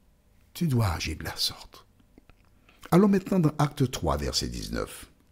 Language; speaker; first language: French; native; French